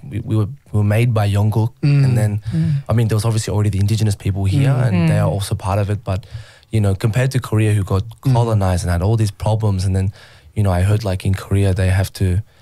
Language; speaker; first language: English; native; English